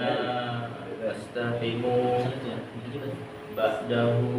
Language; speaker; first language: Arabic; non-native, learner; Indonesian